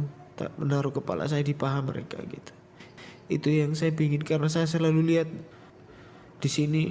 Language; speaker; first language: Indonesian; non-native, local second language; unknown